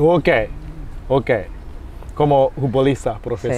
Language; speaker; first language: Spanish; non-native, fluent; Japanese